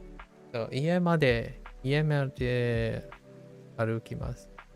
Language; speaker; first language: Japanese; non-native, learner; English